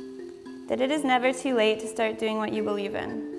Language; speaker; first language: English; native; English